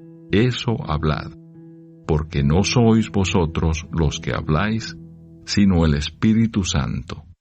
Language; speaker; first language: Spanish; native; Spanish